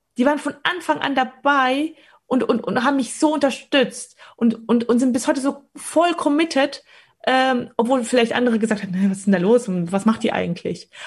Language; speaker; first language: German; early bilingual, other home language; Polish